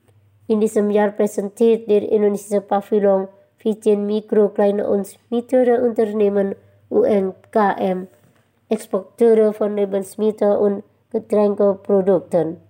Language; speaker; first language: German; non-native, fluent; Indonesian